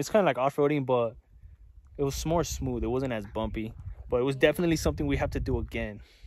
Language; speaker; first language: English; early bilingual, other home language; Spanish